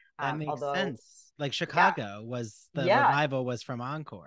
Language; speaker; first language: English; native; English